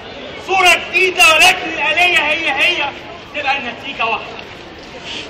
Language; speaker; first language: Arabic; native; Arabic